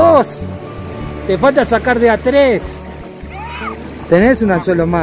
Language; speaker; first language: Spanish; native; Spanish